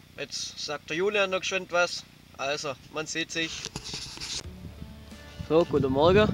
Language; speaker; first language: German; native; German